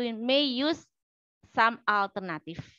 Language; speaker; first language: English; non-native, learner; Indonesian